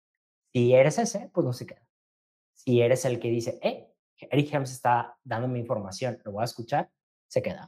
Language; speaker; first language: Spanish; native; Spanish